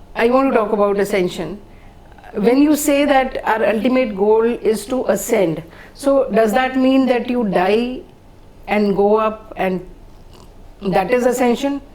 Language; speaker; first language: English; non-native, local second language; Hindi